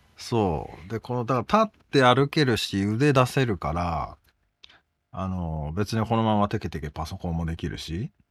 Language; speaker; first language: Japanese; native; Japanese